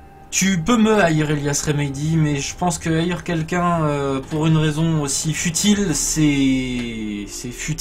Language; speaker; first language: French; native; French